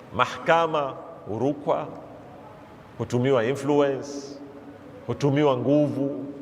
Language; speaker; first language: Swahili; native; Swahili